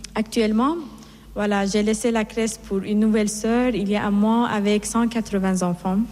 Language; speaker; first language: French; non-native, fluent; Persian